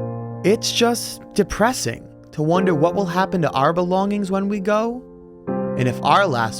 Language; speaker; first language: English; native; English